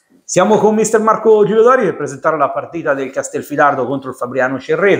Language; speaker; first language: Italian; native; Italian